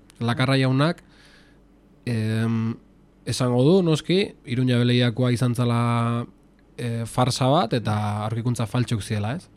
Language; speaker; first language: Basque; native; Basque